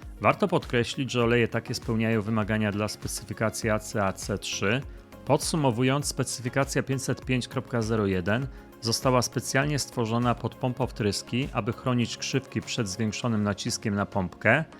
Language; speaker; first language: Polish; native; Polish